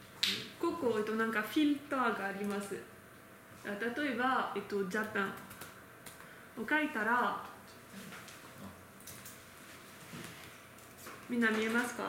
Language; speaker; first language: Japanese; non-native, learner; French